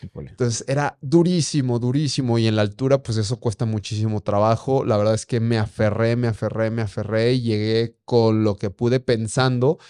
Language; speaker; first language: Spanish; native; Spanish